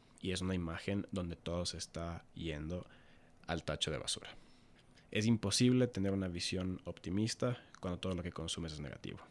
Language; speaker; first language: Spanish; native; Spanish